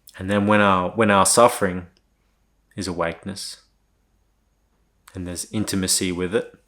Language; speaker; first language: English; native; English